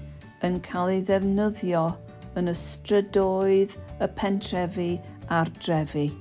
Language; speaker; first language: Welsh; non-native, local second language; English